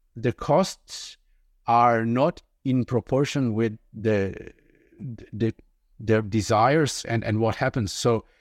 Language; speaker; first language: English; non-native, fluent; Italian